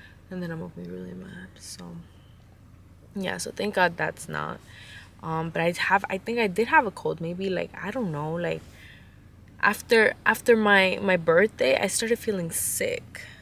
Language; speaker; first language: English; early bilingual, other home language; Spanish